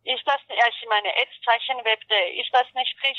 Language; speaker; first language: German; non-native, fluent; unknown